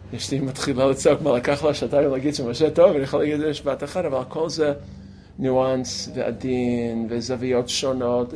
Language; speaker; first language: Hebrew; non-native, fluent; English